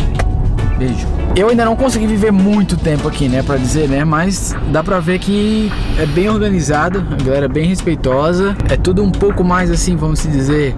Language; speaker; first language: Portuguese; native; Portuguese